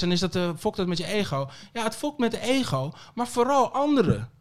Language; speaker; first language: Dutch; early bilingual, other home language; Papiamento